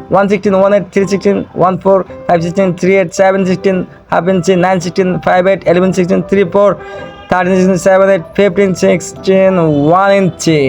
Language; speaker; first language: English; non-native, local second language; Bangla